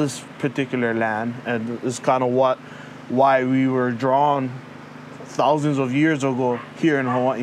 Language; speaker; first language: English; early bilingual, other home language; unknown